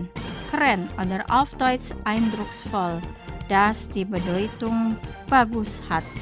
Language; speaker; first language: German; non-native, fluent; Indonesian